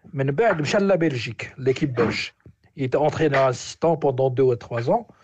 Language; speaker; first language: French; non-native, local second language; Arabic